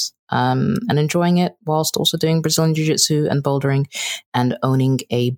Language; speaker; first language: English; native; English